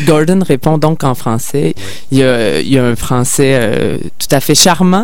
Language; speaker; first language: French; native; French